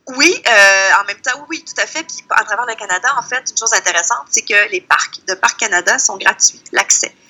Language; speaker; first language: French; native; French